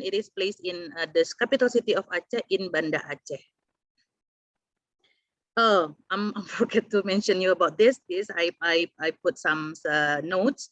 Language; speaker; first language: English; non-native, fluent; Indonesian